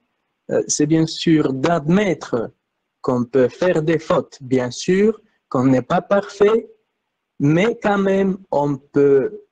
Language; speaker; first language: French; non-native, fluent; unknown